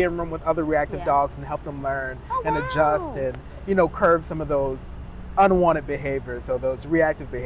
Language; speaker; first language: English; native; English